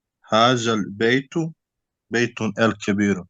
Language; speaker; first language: Arabic; non-native, learner; Bosnian